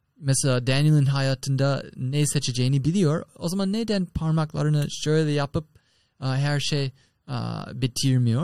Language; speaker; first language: Turkish; non-native, learner; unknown